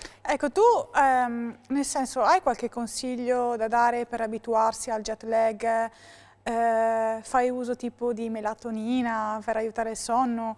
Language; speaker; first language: Italian; native; Italian